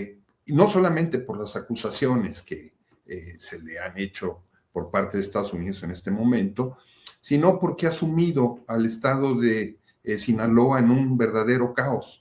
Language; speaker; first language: Spanish; native; Spanish